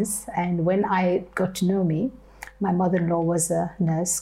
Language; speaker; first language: English; non-native, fluent; French